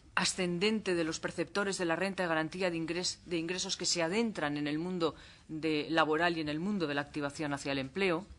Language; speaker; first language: Spanish; native; Spanish